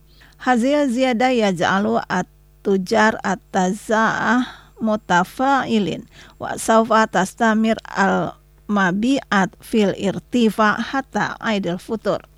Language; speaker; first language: Arabic; non-native, fluent; Indonesian